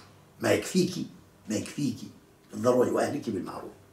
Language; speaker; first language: Arabic; native; Arabic